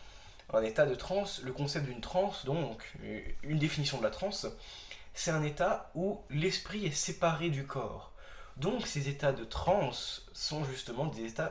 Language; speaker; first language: French; native; French